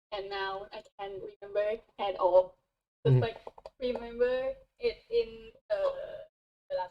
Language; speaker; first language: English; non-native, learner; Thai